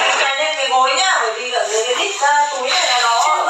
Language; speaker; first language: Vietnamese; native; Vietnamese